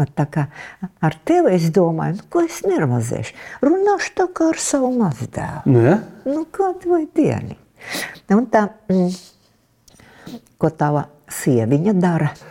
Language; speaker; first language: Latvian; non-native, local second language; Russian